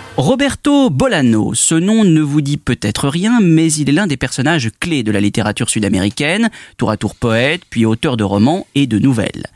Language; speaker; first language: French; native; French